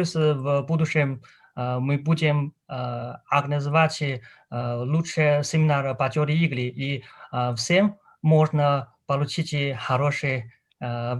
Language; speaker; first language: Russian; non-native, learner; Chinese